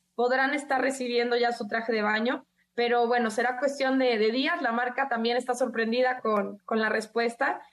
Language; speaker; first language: Spanish; native; Spanish